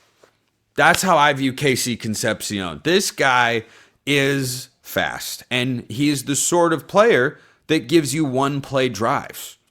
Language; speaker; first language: English; native; English